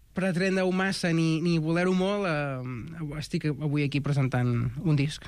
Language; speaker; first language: Catalan; native; Catalan